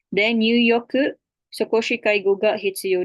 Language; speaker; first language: Japanese; non-native, fluent; Filipino